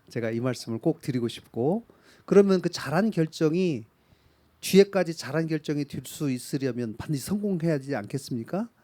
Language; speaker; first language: Korean; native; Korean